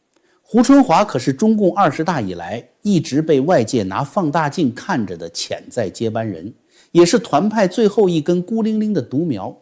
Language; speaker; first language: Chinese; native; Chinese